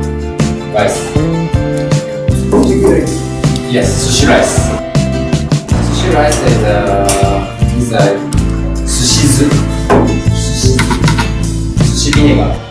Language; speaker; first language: English; non-native, learner; Japanese